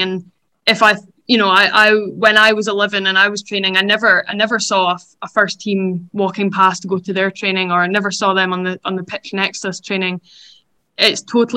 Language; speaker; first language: English; native; English